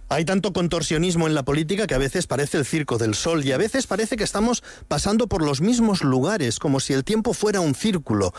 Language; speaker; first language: Spanish; native; Spanish